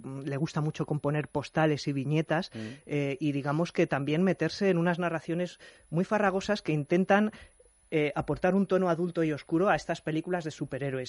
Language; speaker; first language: Spanish; native; Spanish